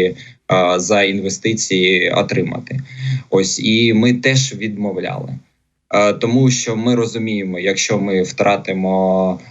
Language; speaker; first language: Ukrainian; non-native, local second language; Russian